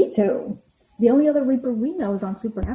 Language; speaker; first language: English; native; English